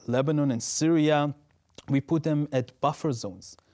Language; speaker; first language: English; non-native, fluent; Hebrew